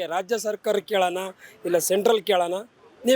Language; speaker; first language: Kannada; native; Kannada